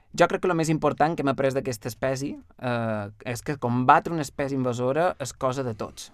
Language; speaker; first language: Catalan; native; Catalan